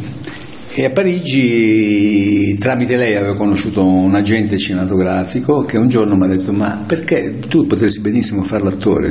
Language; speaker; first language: Italian; native; Italian